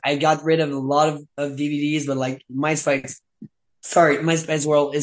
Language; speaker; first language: English; non-native, fluent; French